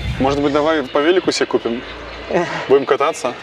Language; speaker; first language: Russian; native; Russian